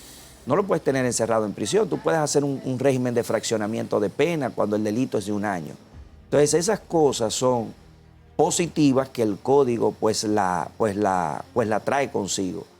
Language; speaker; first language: Spanish; native; Spanish